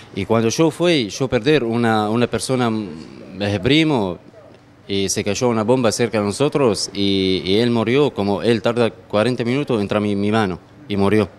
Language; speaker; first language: Spanish; non-native, fluent; Arabic